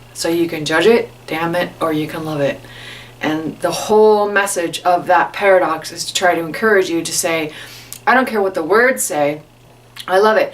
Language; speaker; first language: English; native; English